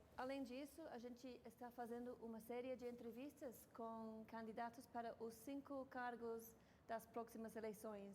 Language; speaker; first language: Portuguese; non-native, fluent; English